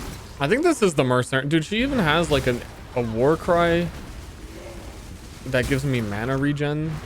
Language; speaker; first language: English; native; English